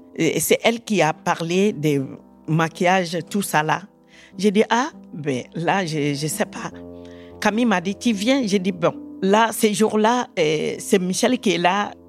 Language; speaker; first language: French; non-native, local second language; Bambara